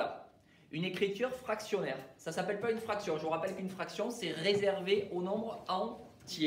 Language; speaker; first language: French; native; French